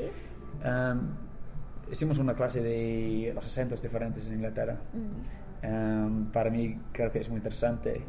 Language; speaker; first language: Spanish; non-native, learner; English